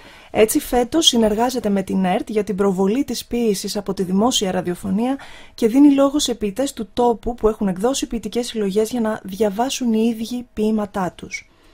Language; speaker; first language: Greek; native; Greek